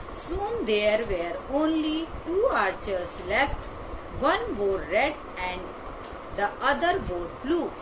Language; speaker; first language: English; non-native, local second language; Hindi